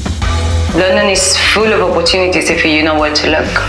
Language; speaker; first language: English; non-native, fluent; Spanish